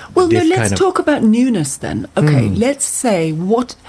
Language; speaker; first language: English; native; English